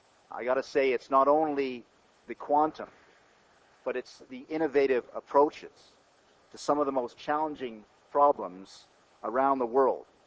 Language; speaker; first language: English; native; English